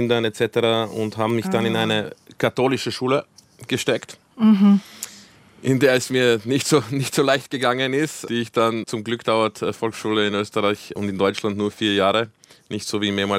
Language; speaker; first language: German; early bilingual, other home language; Croatian